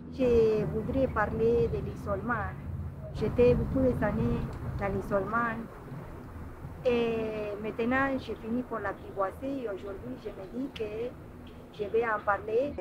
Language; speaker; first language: French; non-native, local second language; Spanish